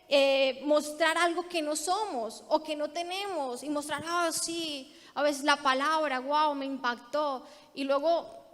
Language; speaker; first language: Spanish; native; Spanish